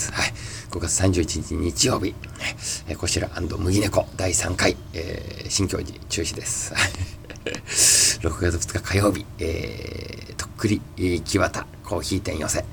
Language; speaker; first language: Japanese; native; Japanese